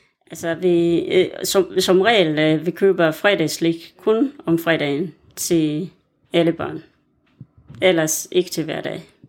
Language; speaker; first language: Danish; non-native, fluent; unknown